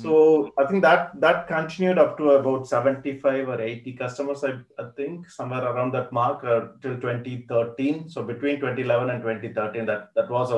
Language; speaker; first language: English; non-native, local second language; Tamil